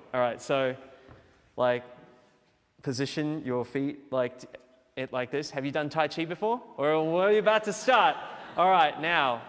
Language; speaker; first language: English; native; English